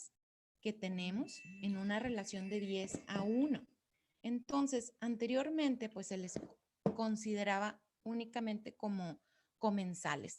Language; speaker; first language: Spanish; native; Spanish